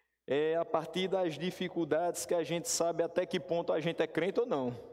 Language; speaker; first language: Portuguese; native; Portuguese